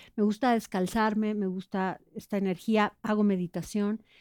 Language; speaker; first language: Spanish; native; Spanish